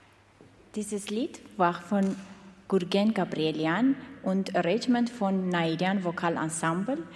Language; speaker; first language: German; non-native, learner; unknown